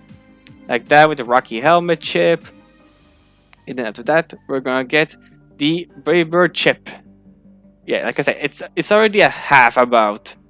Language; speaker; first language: English; non-native, fluent; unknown